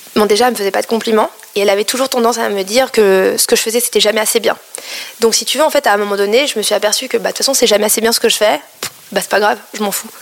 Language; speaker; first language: French; native; French